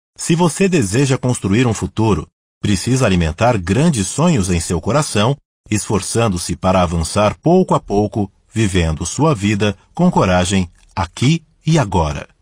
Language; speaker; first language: Portuguese; native; Portuguese